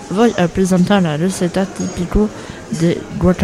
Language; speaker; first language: Spanish; non-native, learner; French